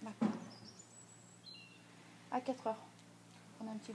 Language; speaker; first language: French; native; French